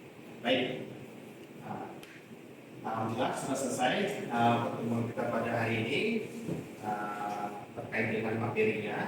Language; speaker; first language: Indonesian; native; Indonesian